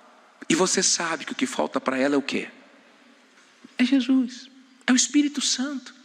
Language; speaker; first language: Portuguese; native; Portuguese